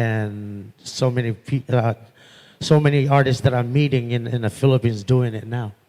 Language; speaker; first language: English; non-native, local second language; Pampanga